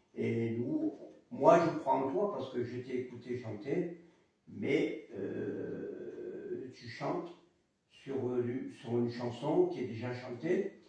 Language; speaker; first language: French; native; French